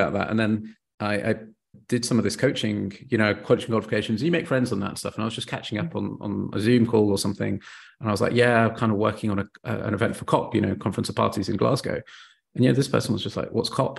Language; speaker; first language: English; native; English